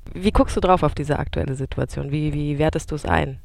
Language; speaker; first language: German; native; German